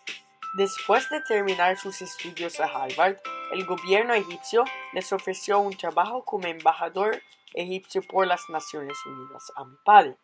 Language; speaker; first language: Spanish; non-native, fluent; English